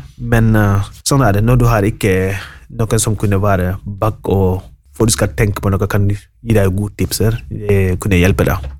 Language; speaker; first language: Norwegian; non-native, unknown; Wolof